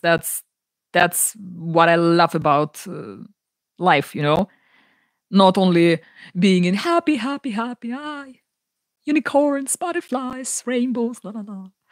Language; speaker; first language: English; non-native, fluent; Ukrainian